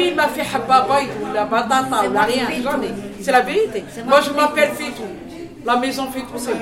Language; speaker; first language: French; non-native, learner; Arabic